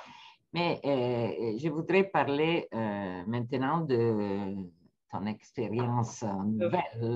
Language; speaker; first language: French; non-native, fluent; Italian